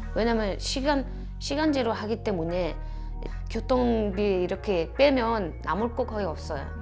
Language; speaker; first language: Korean; non-native, fluent; Mongolian